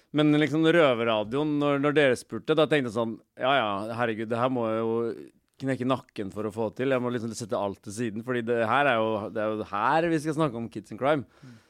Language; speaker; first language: Norwegian; native; Norwegian